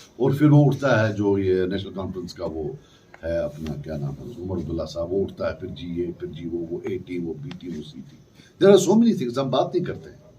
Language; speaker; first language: Urdu; non-native, local second language; Kashmiri